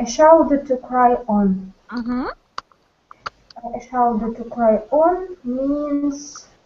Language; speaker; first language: English; non-native, learner; Russian